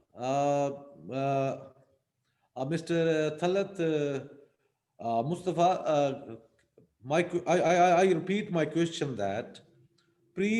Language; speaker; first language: English; non-native, local second language; Urdu